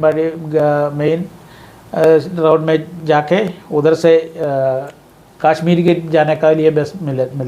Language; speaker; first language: Hindi; non-native, local second language; Malayalam